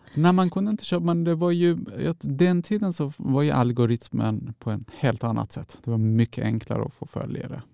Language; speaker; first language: Swedish; non-native, fluent; Persian